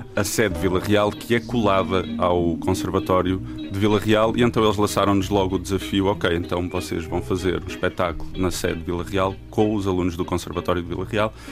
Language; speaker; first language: Portuguese; native; Portuguese